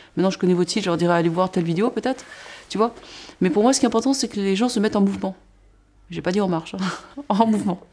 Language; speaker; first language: French; native; French